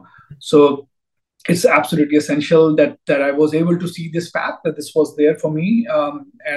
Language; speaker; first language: English; non-native, local second language; Hindi